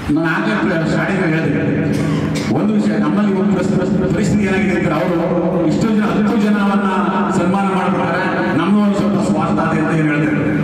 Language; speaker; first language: Kannada; native; Kannada